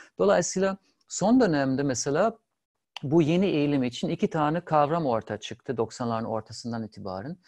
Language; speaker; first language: Turkish; non-native, fluent; German